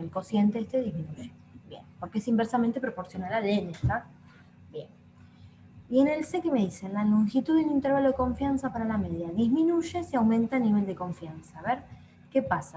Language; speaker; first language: Spanish; native; Spanish